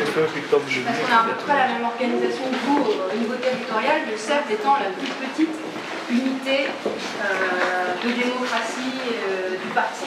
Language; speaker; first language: French; native; French